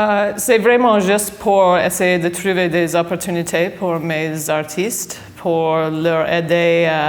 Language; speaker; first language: French; non-native, fluent; English